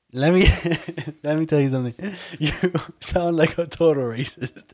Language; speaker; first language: English; early bilingual, other home language; Spanish